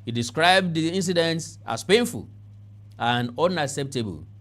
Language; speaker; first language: English; non-native, local second language; Yoruba